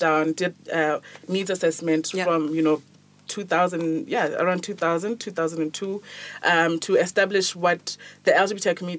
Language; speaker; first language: English; non-native, local second language; Tswana